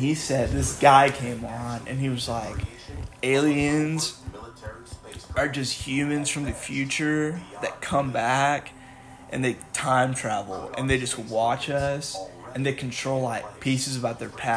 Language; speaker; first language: English; native; English